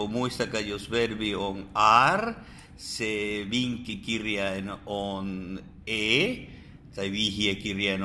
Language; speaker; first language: Finnish; non-native, fluent; Spanish